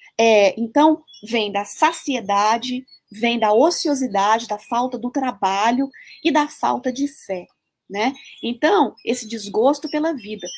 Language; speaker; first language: Portuguese; early bilingual, heritage; Portuguese